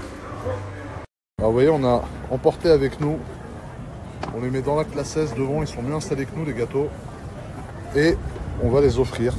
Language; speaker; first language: French; native; French